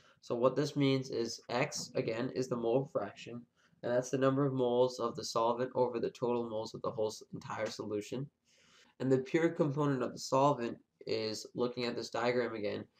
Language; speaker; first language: English; native; English